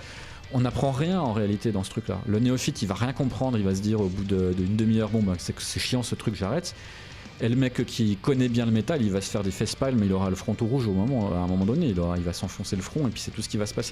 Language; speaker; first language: French; native; French